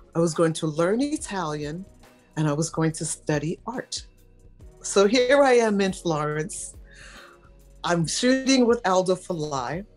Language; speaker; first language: English; native; English